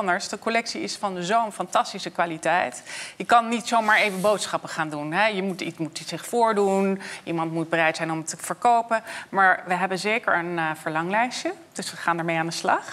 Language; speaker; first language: Dutch; non-native, fluent; English